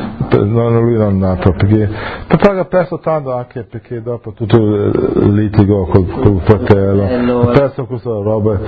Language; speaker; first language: Italian; early bilingual, heritage; English